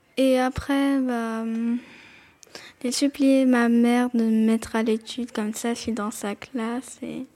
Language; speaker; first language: French; native; French